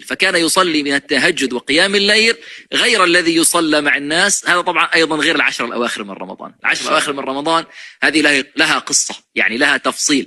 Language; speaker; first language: Arabic; native; Arabic